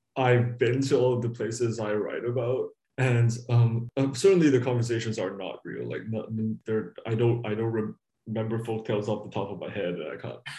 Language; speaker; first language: English; non-native, local second language; Cantonese